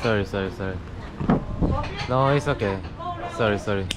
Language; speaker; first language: English; non-native, learner; Korean